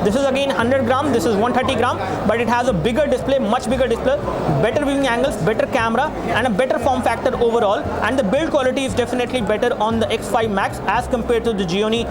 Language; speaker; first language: English; non-native, local second language; Hindi